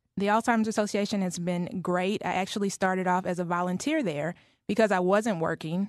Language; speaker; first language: English; native; English